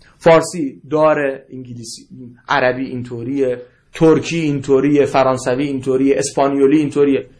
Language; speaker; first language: Persian; non-native, local second language; Arabic